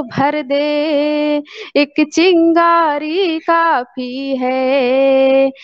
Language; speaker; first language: Hindi; native; Hindi